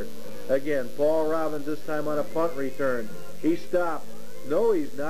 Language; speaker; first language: English; native; English